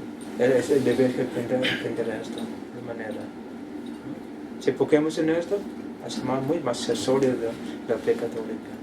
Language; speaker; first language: Spanish; non-native, learner; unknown